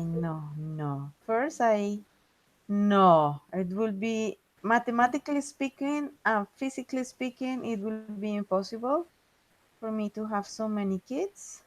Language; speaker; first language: English; non-native, fluent; Spanish